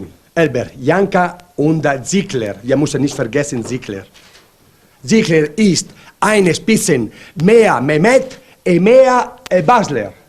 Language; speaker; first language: German; non-native, learner; Italian